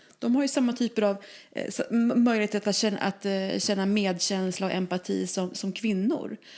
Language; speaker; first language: Swedish; native; Swedish